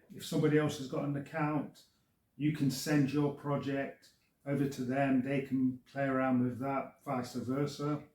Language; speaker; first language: English; native; English